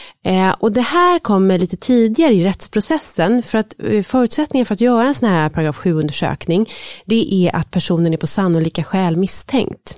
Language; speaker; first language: Swedish; native; Swedish